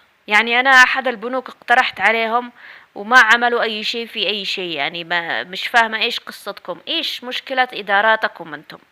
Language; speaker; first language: Arabic; native; Arabic